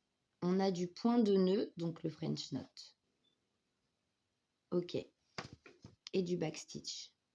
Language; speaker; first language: French; native; French